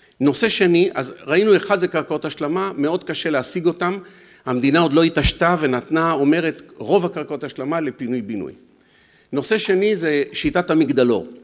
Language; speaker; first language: Hebrew; native; Hebrew